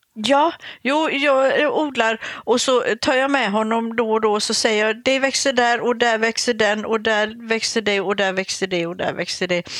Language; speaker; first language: Swedish; native; Swedish